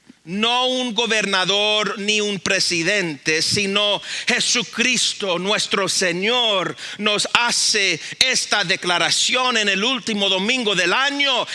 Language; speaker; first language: Spanish; early bilingual, heritage; Spanish